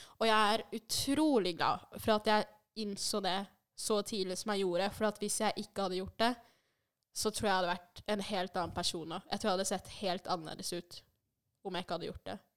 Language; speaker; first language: Norwegian; early bilingual, other home language; Swahili